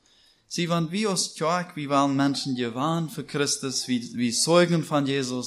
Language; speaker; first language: German; non-native, learner; Plautdietsch